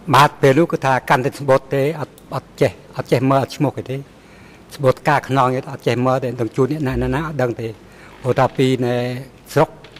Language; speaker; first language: Khmer; non-native, local second language; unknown